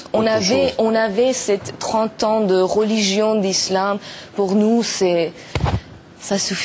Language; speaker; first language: French; non-native, learner; Persian